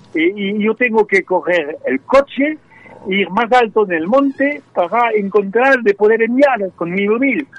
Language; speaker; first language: Spanish; non-native, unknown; French